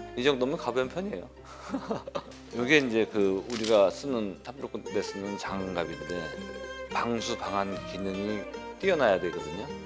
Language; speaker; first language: Korean; native; Korean